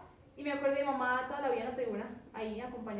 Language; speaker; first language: Spanish; native; Spanish